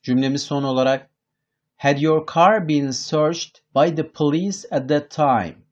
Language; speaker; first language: English; non-native, fluent; Turkish